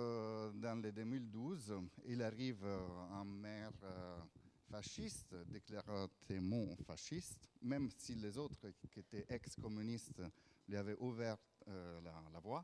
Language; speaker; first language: French; non-native, fluent; Italian